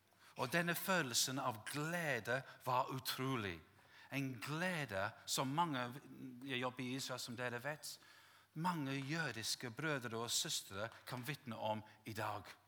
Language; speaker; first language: Norwegian; non-native, fluent; English